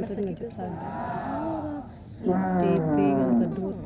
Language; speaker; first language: Indonesian; native; Indonesian